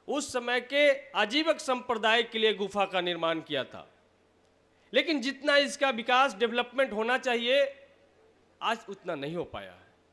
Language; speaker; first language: Hindi; native; Hindi